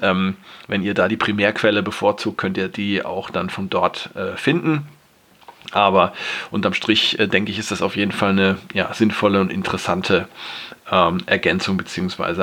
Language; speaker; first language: German; native; German